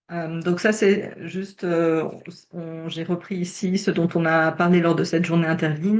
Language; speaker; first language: French; native; French